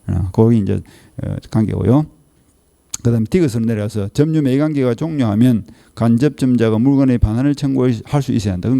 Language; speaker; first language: Korean; native; Korean